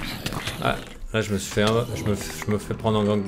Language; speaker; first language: French; native; French